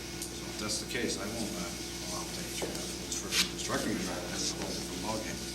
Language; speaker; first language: English; native; English